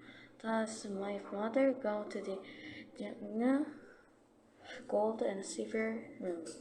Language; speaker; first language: English; non-native, learner; Korean